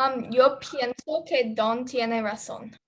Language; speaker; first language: Spanish; non-native, learner; English